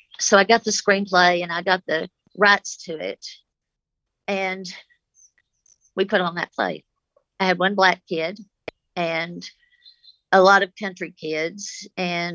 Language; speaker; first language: English; early bilingual, other home language; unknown